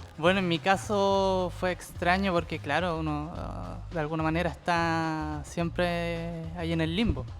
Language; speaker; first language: Spanish; native; Spanish